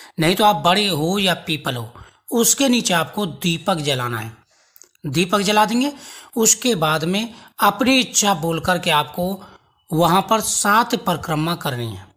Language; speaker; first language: Hindi; native; Hindi